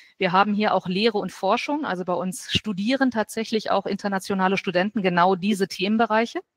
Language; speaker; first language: German; native; German